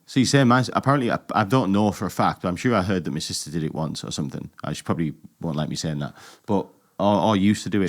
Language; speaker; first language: English; native; English